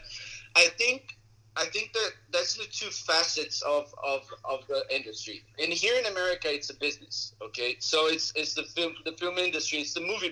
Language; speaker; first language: English; non-native, fluent; Portuguese